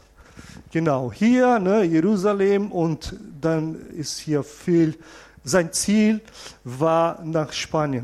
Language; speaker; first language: German; non-native, fluent; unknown